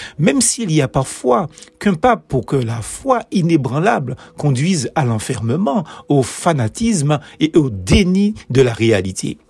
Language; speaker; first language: French; native; French